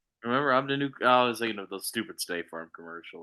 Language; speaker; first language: English; native; English